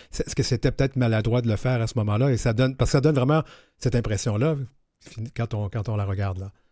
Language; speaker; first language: French; native; French